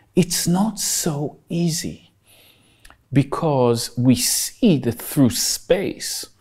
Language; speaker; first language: English; non-native, fluent; Hebrew